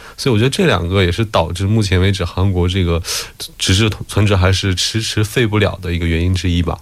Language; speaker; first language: Chinese; native; Chinese